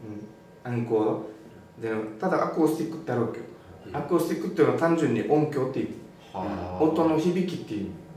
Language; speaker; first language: Japanese; native; Japanese